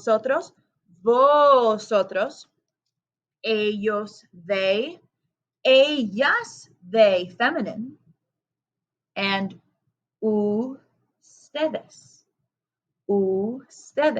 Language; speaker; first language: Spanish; non-native, fluent; English